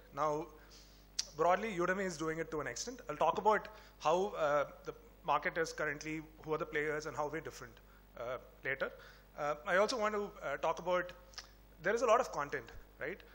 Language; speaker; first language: English; non-native, local second language; Tamil